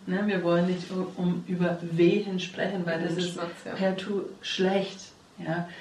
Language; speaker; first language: German; non-native, fluent; English